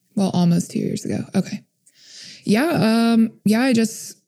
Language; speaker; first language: English; native; English